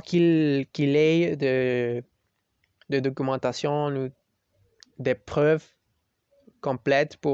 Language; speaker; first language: French; non-native, learner; Spanish